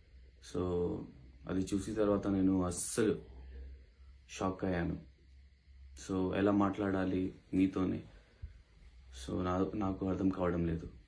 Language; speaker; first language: Telugu; non-native, learner; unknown